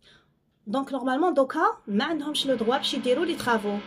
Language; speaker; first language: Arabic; native; Arabic